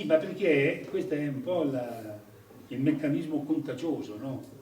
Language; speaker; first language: Italian; native; Italian